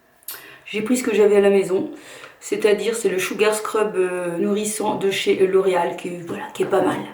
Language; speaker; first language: French; native; French